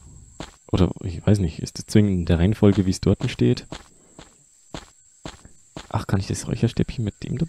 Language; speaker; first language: German; native; German